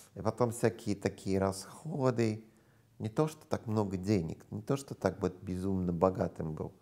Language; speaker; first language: Russian; non-native, fluent; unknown